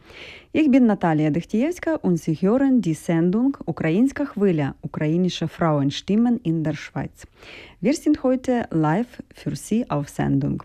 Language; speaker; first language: German; non-native, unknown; Ukrainian